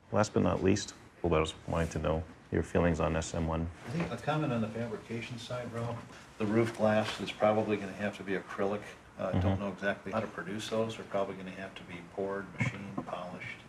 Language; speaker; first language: English; native; English